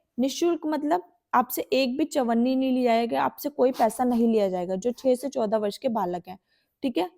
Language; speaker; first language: Hindi; native; Hindi